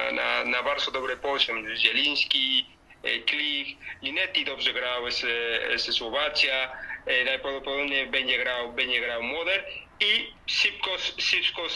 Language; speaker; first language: Polish; non-native, learner; Spanish